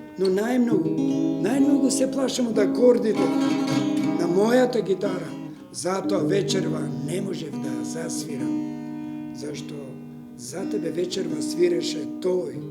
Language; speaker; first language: Macedonian; non-native, local second language; Serbian